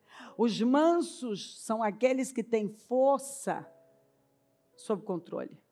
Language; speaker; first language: Portuguese; native; Portuguese